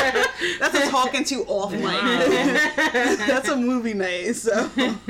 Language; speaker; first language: English; native; English